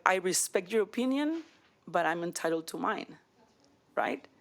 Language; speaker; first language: English; early bilingual, other home language; Spanish